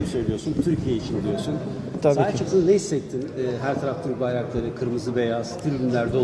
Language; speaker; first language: Turkish; native; Turkish